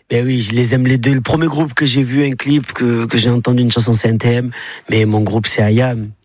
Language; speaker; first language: French; native; French